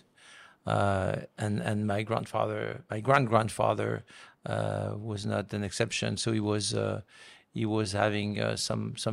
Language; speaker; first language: English; non-native, fluent; French